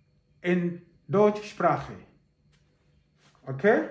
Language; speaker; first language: German; non-native, learner; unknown